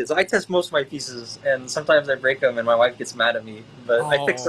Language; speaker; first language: English; native; English